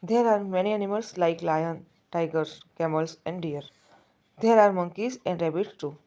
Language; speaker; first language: English; non-native, local second language; Gujarati